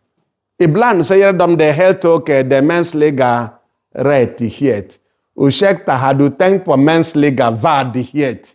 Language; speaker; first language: Swedish; non-native, fluent; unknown